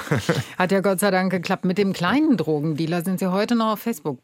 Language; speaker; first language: German; native; German